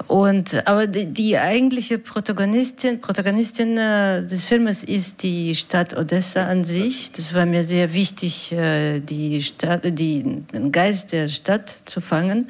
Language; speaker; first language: German; non-native, fluent; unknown